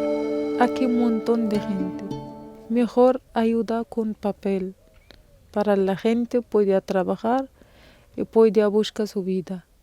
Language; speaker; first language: Spanish; non-native, learner; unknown